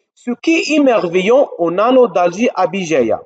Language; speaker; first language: French; non-native, local second language; Arabic